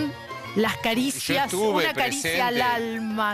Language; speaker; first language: Spanish; native; Spanish